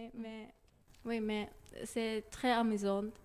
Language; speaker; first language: French; non-native, learner; Japanese